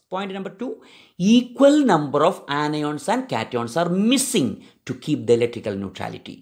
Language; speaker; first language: English; non-native, local second language; Malayalam